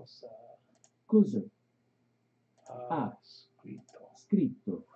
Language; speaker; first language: Italian; non-native, learner; English